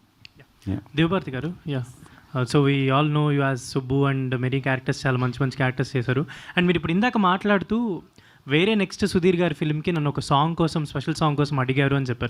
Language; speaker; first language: Telugu; native; Telugu